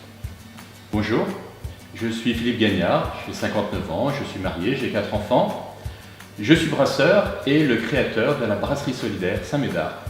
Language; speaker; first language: French; native; French